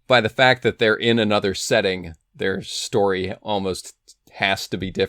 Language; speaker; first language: English; native; English